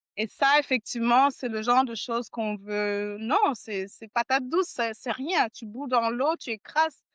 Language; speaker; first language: French; native; French